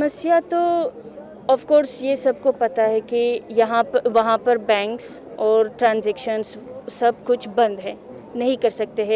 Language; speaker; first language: Hindi; non-native, fluent; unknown